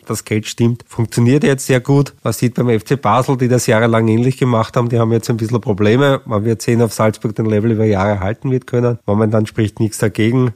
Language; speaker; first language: German; native; German